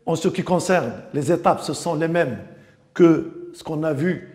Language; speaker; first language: French; non-native, local second language; Arabic